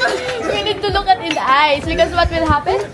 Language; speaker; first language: English; non-native, local second language; Filipino